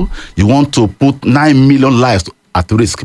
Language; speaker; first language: English; non-native, local second language; Yoruba